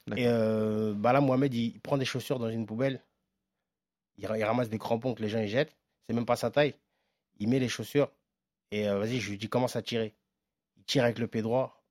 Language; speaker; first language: French; native; French